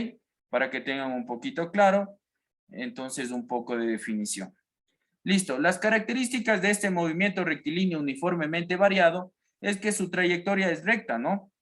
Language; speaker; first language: Spanish; native; Spanish